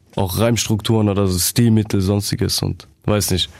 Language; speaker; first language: German; native; German